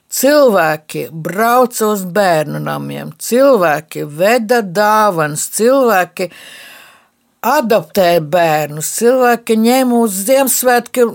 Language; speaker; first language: Latvian; non-native, local second language; Russian